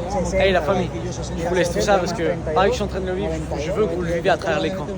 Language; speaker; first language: French; native; French